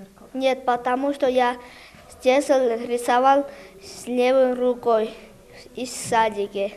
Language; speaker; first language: Russian; non-native, learner; Armenian